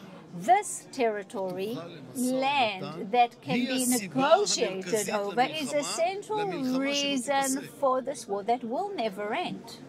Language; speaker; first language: English; non-native, fluent; Hebrew